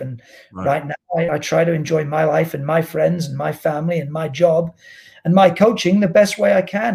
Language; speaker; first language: English; native; English